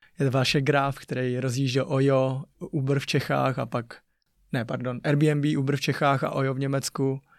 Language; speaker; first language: Czech; early bilingual, other home language; Chinese